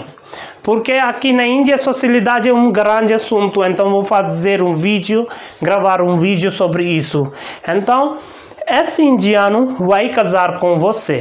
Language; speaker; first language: Portuguese; non-native, learner; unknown